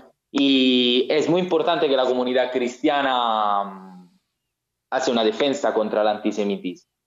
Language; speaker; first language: Spanish; non-native, learner; Italian